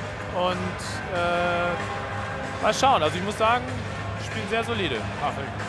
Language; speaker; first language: German; native; German